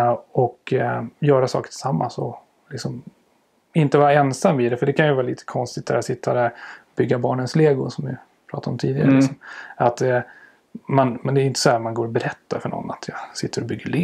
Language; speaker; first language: Swedish; native; Swedish